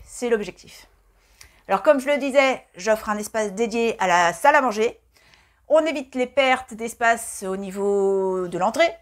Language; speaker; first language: French; native; French